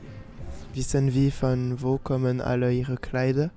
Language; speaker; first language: German; non-native, learner; French